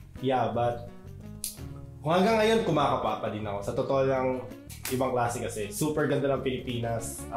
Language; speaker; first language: Filipino; native; Filipino